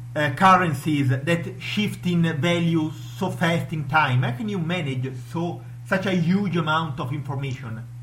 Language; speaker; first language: English; non-native, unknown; Italian